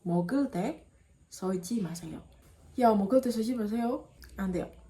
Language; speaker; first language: Korean; non-native, learner; Indonesian